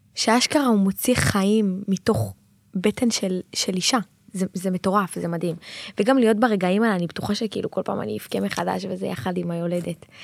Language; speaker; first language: Hebrew; native; Hebrew